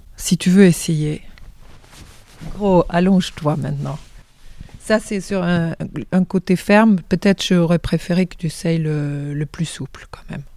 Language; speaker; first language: French; non-native, fluent; Swedish